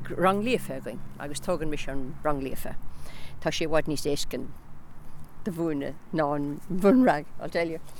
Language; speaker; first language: Irish; non-native, local second language; English